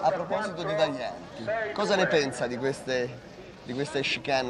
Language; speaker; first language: Italian; native; Italian